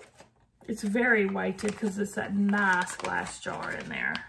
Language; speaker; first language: English; native; English